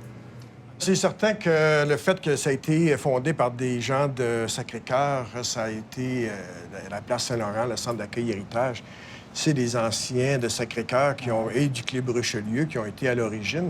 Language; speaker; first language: French; native; French